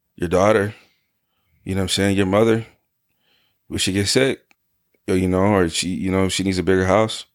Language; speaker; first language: English; native; English